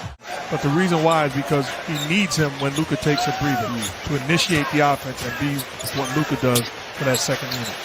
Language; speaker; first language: English; native; English